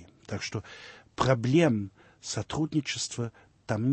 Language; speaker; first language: Russian; early bilingual, heritage; Russian